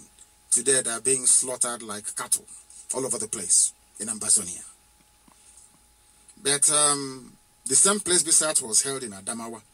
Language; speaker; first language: English; non-native, local second language; Igbo